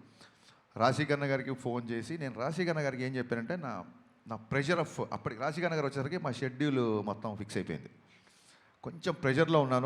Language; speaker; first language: Telugu; native; Telugu